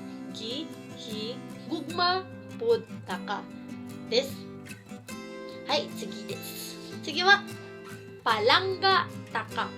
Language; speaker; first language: Japanese; non-native, fluent; Cebuano